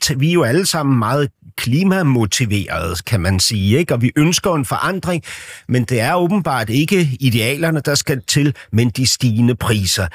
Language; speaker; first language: Danish; native; Danish